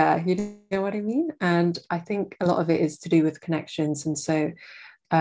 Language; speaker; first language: English; native; English